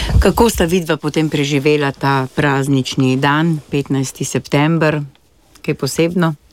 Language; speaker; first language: Slovenian; native; Slovenian